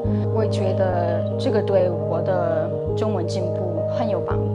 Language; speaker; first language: Chinese; non-native, fluent; English